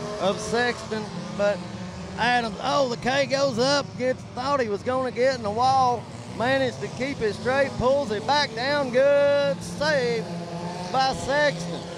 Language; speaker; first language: English; native; English